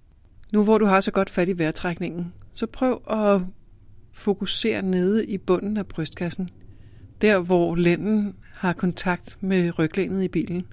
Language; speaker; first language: Danish; native; Danish